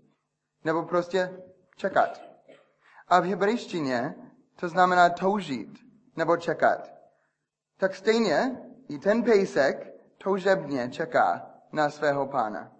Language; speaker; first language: Czech; non-native, fluent; English